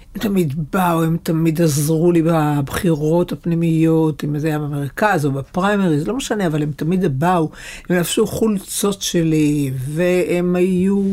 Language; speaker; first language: Hebrew; native; Hebrew